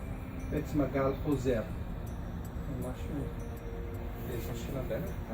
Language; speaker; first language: Hebrew; non-native, fluent; English